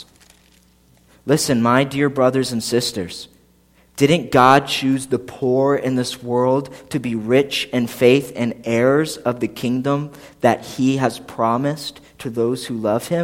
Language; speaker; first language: English; native; English